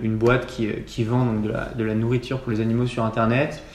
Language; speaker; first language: French; native; French